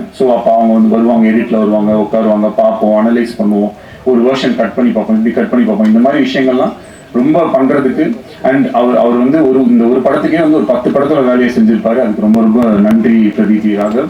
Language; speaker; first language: Tamil; native; Tamil